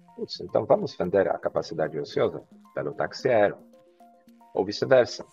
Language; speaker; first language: Portuguese; non-native, fluent; Polish